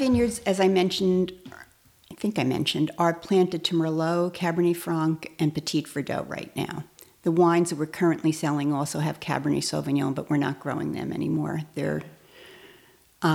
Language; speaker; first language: English; native; English